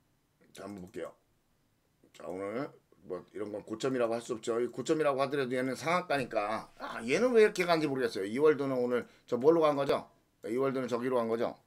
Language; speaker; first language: Korean; native; Korean